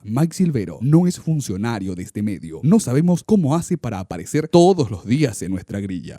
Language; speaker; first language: Spanish; native; Spanish